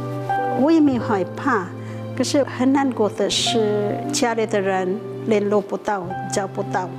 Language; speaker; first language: Chinese; non-native, fluent; Filipino